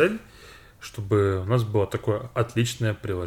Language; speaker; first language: Russian; non-native, fluent; English